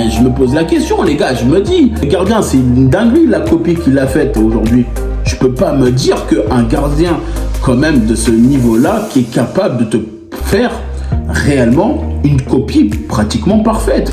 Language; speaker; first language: French; native; French